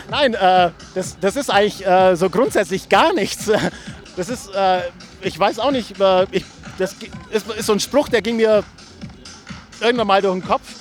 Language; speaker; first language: German; native; German